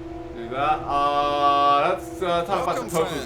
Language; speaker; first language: English; native; English